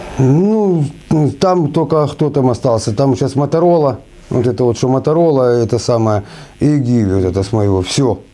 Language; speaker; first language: Russian; native; Russian